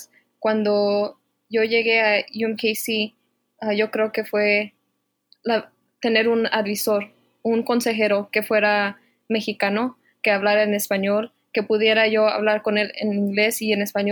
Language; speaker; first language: Spanish; early bilingual, heritage; Spanish